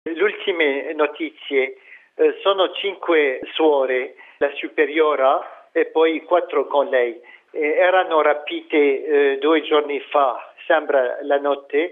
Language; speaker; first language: Italian; non-native, fluent; Arabic